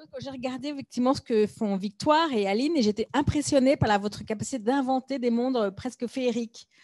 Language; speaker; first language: French; native; French